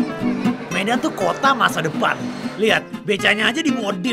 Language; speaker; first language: Indonesian; native; Indonesian